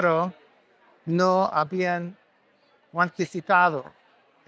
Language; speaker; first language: Spanish; non-native, learner; English